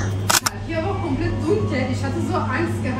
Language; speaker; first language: German; non-native, learner; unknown